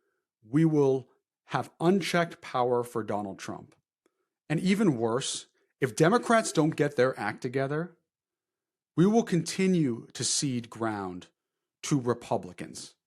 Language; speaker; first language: English; native; English